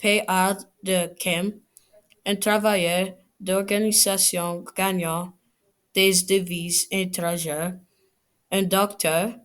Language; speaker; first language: French; non-native, learner; English